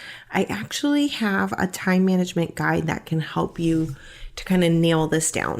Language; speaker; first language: English; native; English